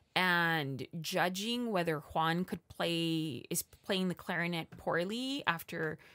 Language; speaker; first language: English; early bilingual, other home language; Spanish